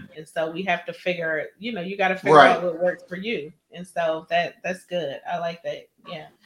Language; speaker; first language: English; native; English